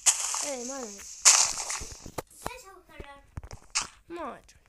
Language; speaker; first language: Arabic; early bilingual, heritage; Arabic